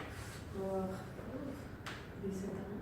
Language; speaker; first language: French; non-native, learner; Spanish